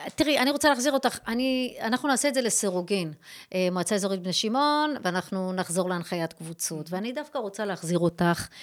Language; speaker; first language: Hebrew; native; Hebrew